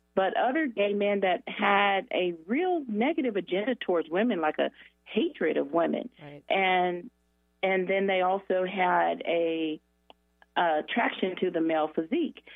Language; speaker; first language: English; native; English